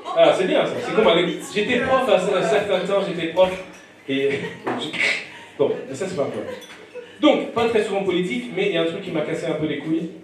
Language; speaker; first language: French; non-native, fluent; Portuguese